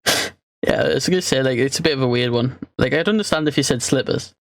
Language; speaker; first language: English; native; English